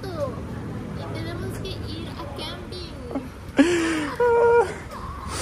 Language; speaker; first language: Spanish; non-native, learner; Korean